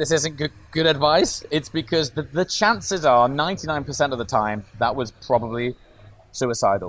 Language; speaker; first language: English; native; English